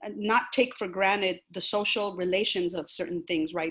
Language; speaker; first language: English; early bilingual, other home language; Spanish